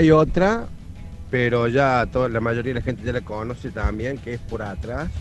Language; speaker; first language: Spanish; native; Spanish